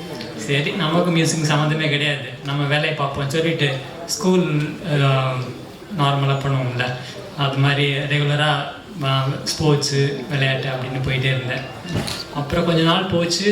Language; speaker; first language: Tamil; native; Tamil